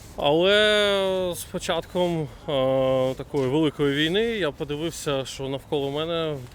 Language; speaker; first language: Ukrainian; non-native, local second language; Russian